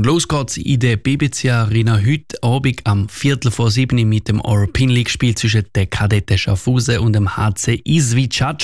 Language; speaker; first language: German; native; German